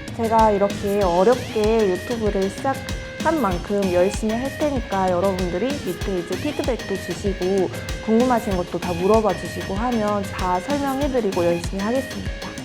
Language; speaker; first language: Korean; non-native, fluent; Mongolian